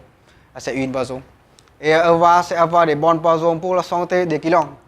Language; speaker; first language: French; non-native, learner; Vietnamese